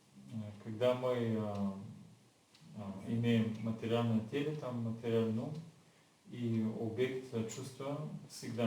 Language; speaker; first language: Russian; non-native, learner; Bulgarian